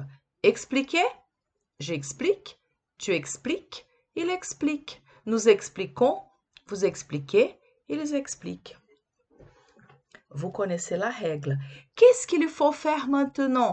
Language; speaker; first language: French; non-native, fluent; Portuguese